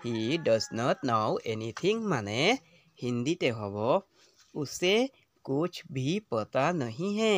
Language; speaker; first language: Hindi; non-native, local second language; Assamese